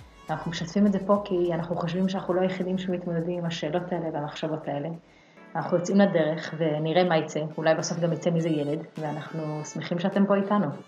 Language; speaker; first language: Hebrew; early bilingual, heritage; Hebrew